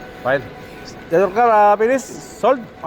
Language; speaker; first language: English; non-native, learner; Filipino